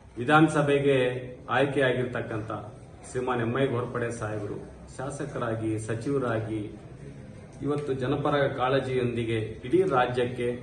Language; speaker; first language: Kannada; native; Kannada